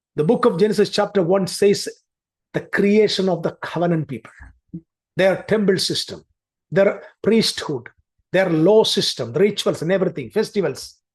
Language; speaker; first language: English; non-native, local second language; Malayalam